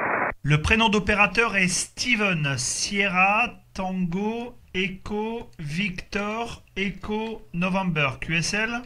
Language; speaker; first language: French; native; French